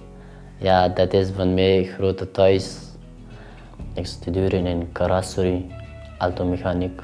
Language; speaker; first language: Dutch; non-native, learner; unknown